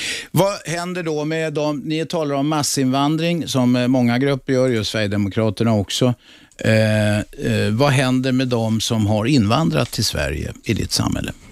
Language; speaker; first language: Swedish; native; Swedish